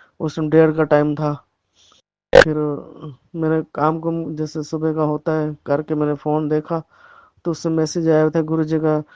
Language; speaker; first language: Hindi; native; Hindi